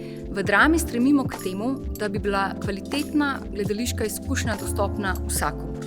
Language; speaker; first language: Slovenian; native; Slovenian